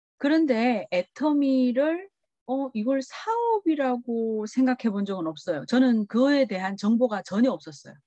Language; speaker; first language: Korean; early bilingual, heritage; Korean